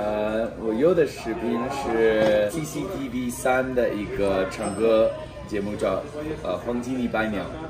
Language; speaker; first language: Chinese; non-native, fluent; English